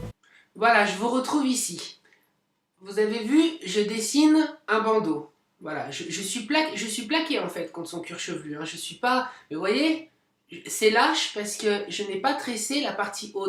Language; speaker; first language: French; native; French